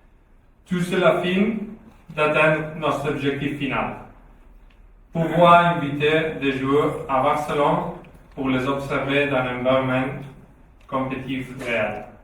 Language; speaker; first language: French; non-native, learner; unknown